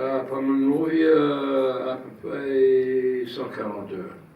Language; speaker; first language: French; non-native, fluent; English